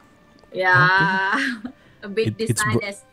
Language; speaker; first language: English; non-native, learner; Thai